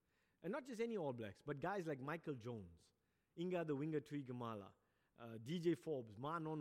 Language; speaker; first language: English; native; English